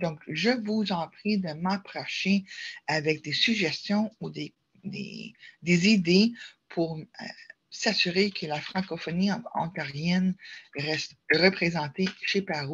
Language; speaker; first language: French; native; French